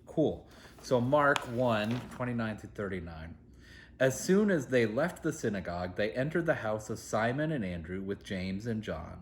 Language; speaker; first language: English; native; English